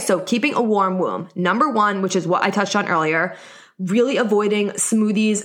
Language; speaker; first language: English; native; English